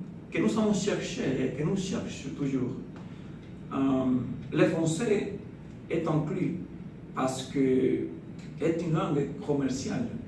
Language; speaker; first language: French; non-native, fluent; Spanish